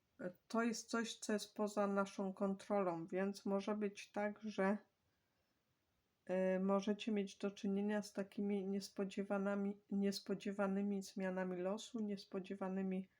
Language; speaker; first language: Polish; native; Polish